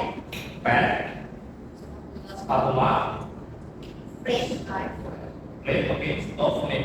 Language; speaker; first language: English; non-native, learner; Indonesian